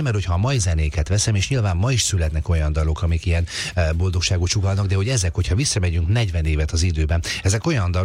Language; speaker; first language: Hungarian; native; Hungarian